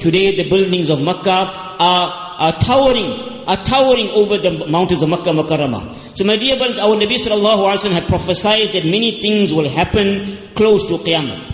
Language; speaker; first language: English; native; English